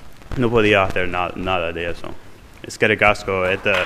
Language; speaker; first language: Spanish; non-native, fluent; English